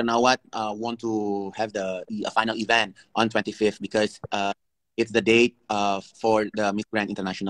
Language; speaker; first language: English; non-native, learner; Indonesian